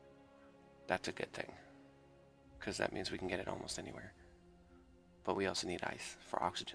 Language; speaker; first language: English; native; English